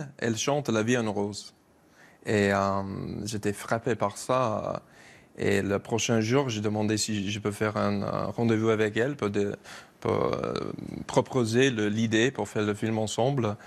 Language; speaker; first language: French; non-native, learner; English